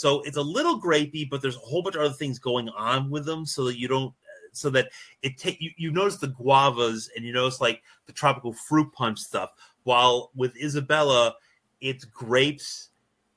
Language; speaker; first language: English; native; English